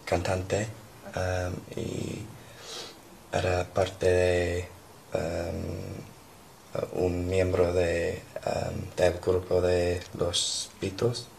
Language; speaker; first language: Spanish; non-native, learner; English